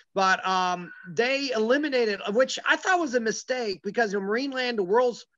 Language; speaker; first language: English; native; English